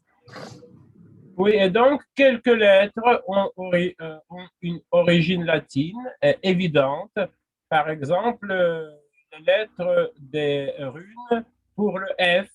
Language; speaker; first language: French; non-native, fluent; Russian